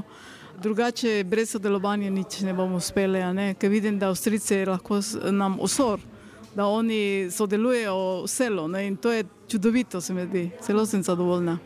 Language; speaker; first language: Slovenian; non-native, fluent; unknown